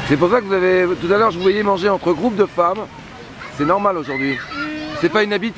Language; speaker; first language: French; native; French